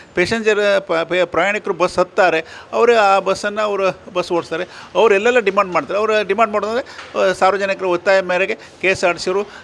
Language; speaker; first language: Kannada; native; Kannada